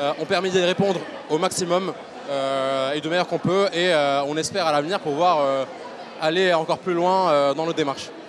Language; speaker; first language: French; native; French